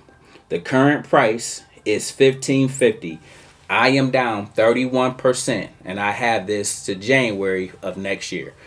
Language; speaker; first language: English; native; English